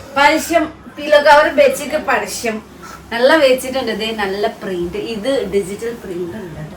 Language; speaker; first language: Malayalam; non-native, fluent; Nepali